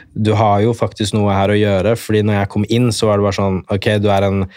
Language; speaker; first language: Norwegian; native; Norwegian